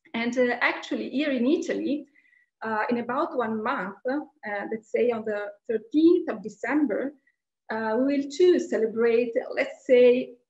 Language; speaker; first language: English; non-native, fluent; Italian